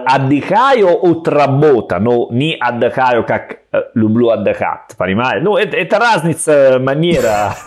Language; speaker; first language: Russian; non-native, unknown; Italian